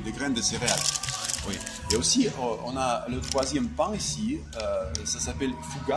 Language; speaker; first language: French; non-native, fluent; Russian